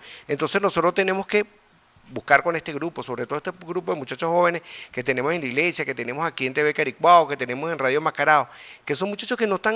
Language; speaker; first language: Spanish; native; Spanish